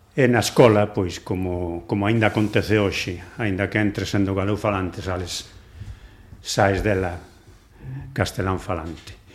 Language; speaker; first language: Galician; non-native, local second language; Spanish